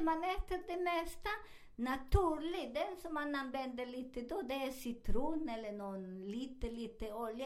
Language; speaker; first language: Swedish; non-native, fluent; Spanish